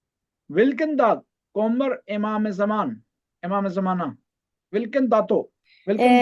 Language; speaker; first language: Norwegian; non-native, learner; Urdu